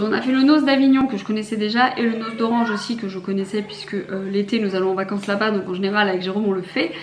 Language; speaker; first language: French; native; French